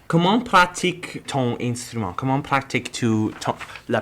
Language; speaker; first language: French; non-native, learner; English